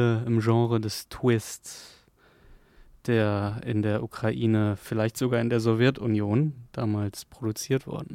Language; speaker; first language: German; native; German